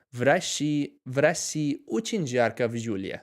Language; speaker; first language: Russian; non-native, learner; English